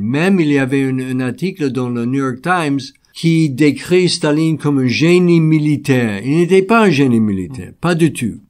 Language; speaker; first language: French; non-native, fluent; English